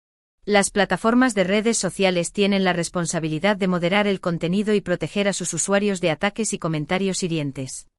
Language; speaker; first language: Spanish; native; Spanish